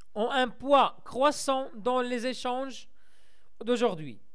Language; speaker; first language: French; non-native, local second language; Arabic